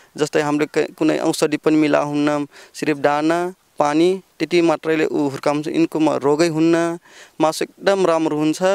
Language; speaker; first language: Nepali; non-native, local second language; Rana Tharu